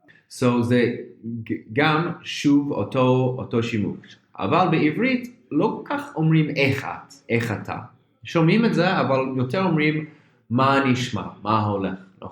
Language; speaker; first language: Hebrew; non-native, fluent; English